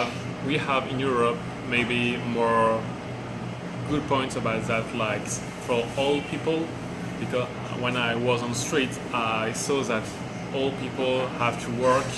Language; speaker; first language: English; non-native, learner; French